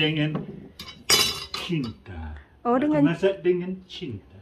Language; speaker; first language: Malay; non-native, learner; English